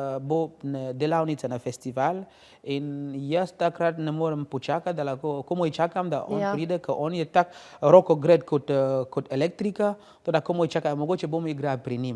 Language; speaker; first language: Slovenian; non-native, learner; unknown